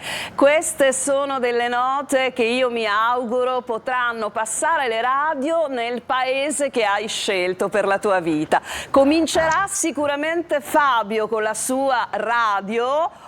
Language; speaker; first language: Italian; native; Italian